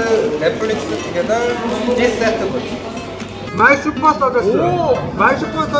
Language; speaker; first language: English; non-native, learner; Korean